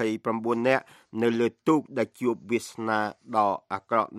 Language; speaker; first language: Khmer; native; Khmer